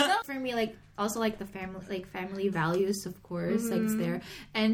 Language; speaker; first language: English; non-native, local second language; Filipino